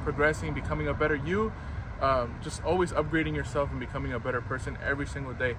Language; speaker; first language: English; early bilingual, other home language; Spanish